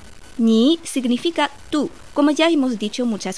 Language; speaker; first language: Spanish; non-native, fluent; Chinese